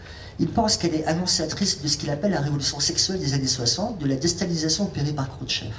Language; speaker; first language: French; native; French